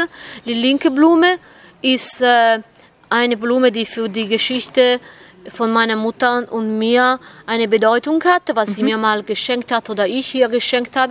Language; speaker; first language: German; non-native, fluent; Italian